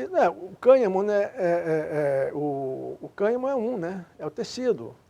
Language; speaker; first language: Portuguese; native; Portuguese